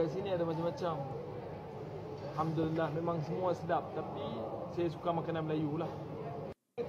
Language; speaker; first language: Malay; non-native, fluent; Arabic